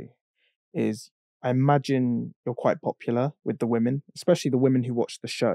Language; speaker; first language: English; native; English